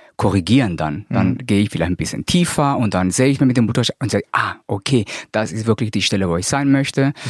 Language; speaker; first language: German; non-native, fluent; Spanish